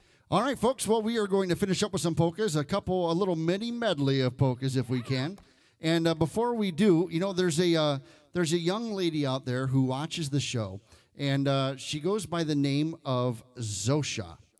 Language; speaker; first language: English; native; English